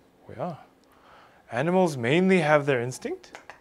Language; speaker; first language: English; non-native, fluent; Korean